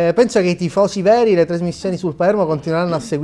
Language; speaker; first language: Italian; native; Italian